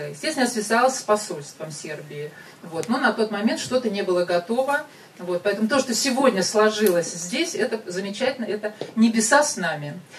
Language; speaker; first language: Russian; native; Russian